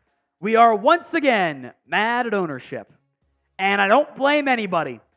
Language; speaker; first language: English; native; English